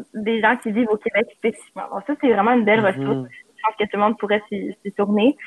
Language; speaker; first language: French; native; French